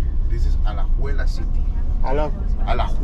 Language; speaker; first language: English; non-native, fluent; Spanish